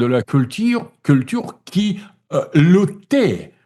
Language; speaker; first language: French; non-native, fluent; Russian